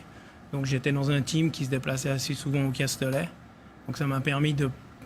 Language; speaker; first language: French; native; French